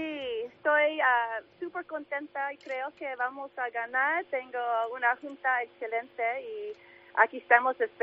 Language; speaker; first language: Spanish; early bilingual, heritage; English